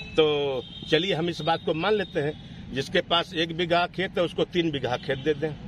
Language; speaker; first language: Hindi; native; Hindi